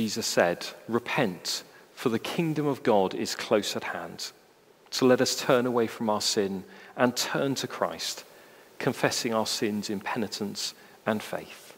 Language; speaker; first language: English; native; English